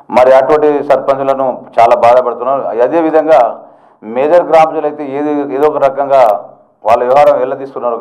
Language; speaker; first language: Telugu; non-native, local second language; Lambadi